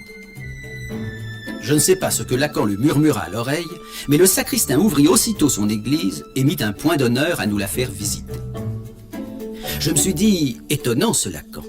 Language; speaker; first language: French; native; French